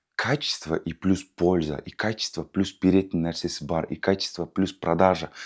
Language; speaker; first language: Russian; non-native, local second language; Kazakh